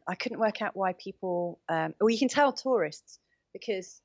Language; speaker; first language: English; native; English